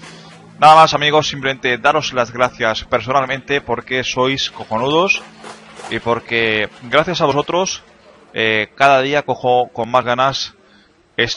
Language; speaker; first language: Spanish; native; Spanish